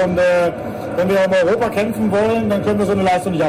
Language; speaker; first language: German; native; German